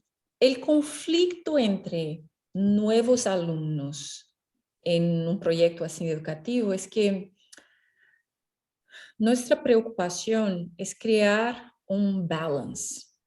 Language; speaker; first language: Spanish; non-native, fluent; Portuguese